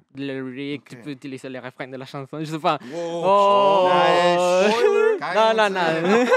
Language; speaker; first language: French; non-native, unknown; Spanish